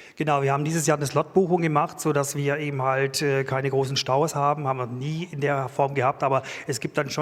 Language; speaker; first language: German; native; German